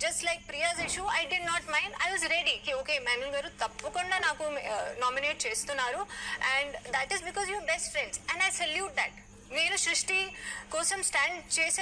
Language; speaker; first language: Telugu; non-native, learner; Hindi